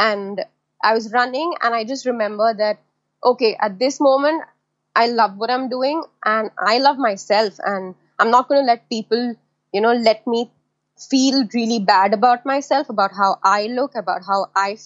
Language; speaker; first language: English; non-native, local second language; Hindi